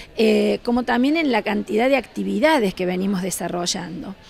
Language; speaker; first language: Spanish; native; Spanish